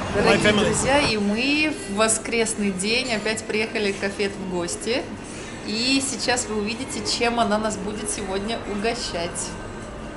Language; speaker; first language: Russian; native; Russian